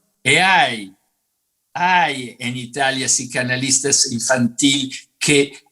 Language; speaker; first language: Spanish; non-native, fluent; Italian